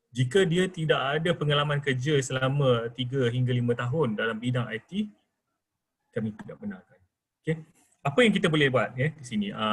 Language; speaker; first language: Malay; native; Malay